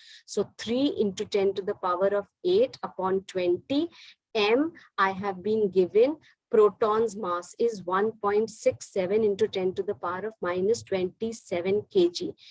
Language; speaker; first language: English; non-native, local second language; Hindi